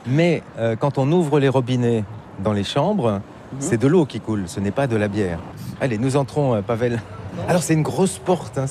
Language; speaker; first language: French; native; French